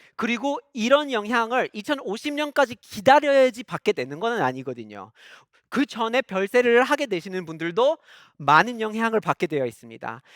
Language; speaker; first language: Korean; non-native, fluent; English